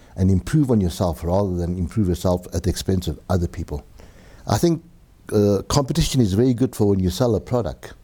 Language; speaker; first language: English; native; English